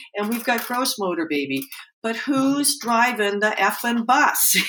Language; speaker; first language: English; native; English